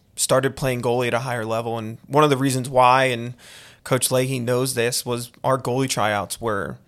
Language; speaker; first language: English; native; English